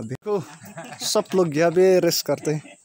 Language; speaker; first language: Hindi; non-native, local second language; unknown